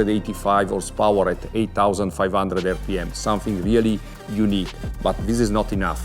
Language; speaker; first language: English; non-native, fluent; Italian